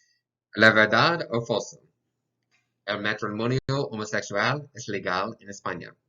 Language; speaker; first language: Spanish; non-native, learner; English